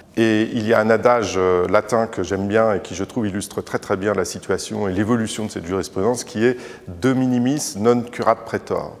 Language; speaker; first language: French; native; French